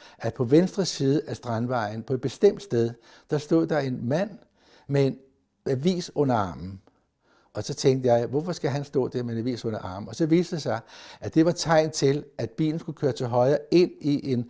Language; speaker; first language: Danish; native; Danish